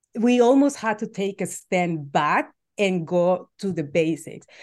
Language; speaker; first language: English; non-native, fluent; Spanish